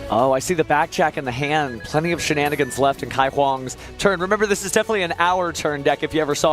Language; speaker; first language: English; native; English